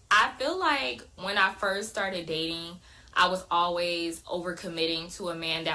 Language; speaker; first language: English; native; English